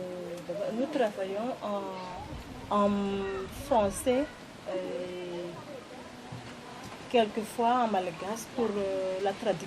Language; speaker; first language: French; non-native, local second language; Malagasy